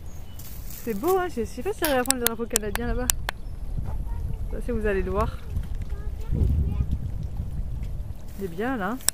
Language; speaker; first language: French; native; French